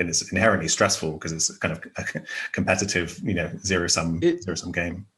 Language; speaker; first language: English; native; English